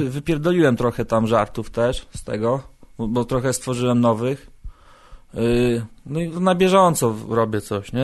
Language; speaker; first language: Polish; native; Polish